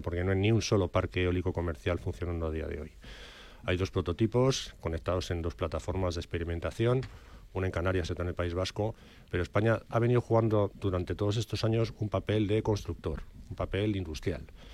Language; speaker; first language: Spanish; native; Spanish